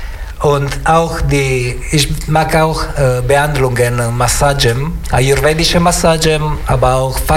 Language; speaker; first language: German; non-native, learner; Italian